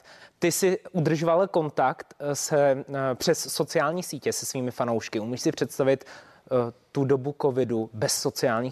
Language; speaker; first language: Czech; native; Czech